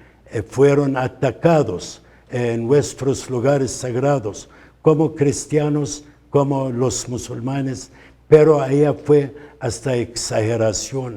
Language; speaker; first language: Spanish; non-native, fluent; Arabic